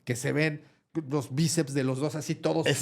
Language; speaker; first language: Spanish; native; Spanish